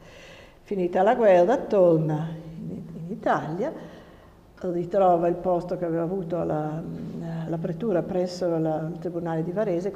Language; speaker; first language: Italian; native; Italian